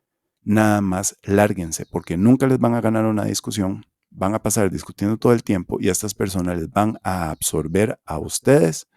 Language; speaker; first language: Spanish; native; Spanish